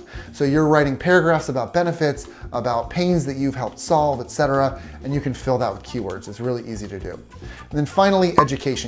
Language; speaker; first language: English; native; English